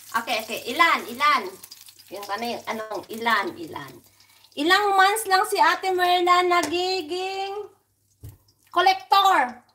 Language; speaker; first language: Filipino; non-native, local second language; Hiligaynon